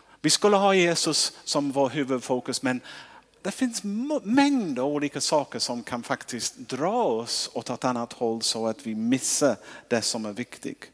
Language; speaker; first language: Swedish; non-native, fluent; English